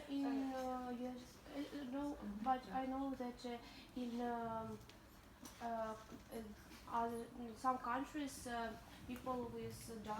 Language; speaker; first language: English; non-native, learner; Ukrainian